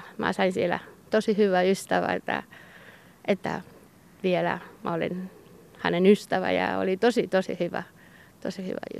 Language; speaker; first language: Finnish; non-native, learner; Basque